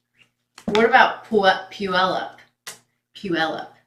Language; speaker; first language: English; native; English